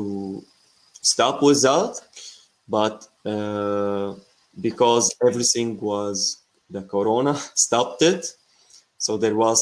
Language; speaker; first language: English; non-native, fluent; Arabic